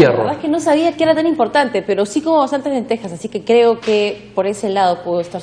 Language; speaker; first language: Spanish; native; Spanish